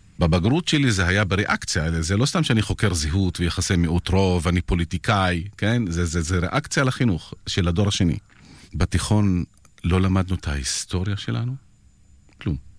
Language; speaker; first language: Hebrew; non-native, local second language; Arabic